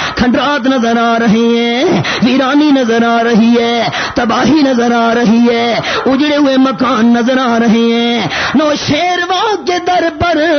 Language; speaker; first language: Urdu; non-native, local second language; Punjabi